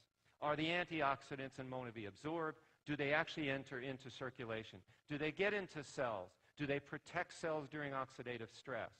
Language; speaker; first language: English; native; English